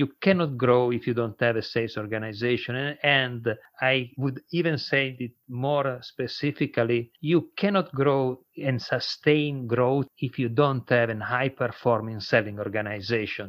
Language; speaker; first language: English; non-native, fluent; Italian